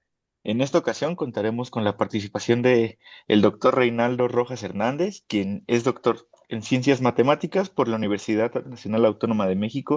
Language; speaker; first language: Spanish; native; Spanish